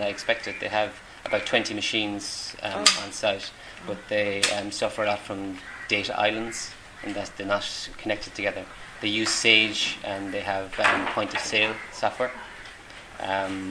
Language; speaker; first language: English; native; English